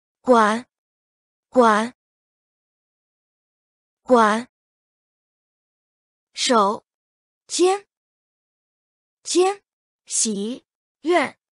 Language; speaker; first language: Chinese; non-native, learner; English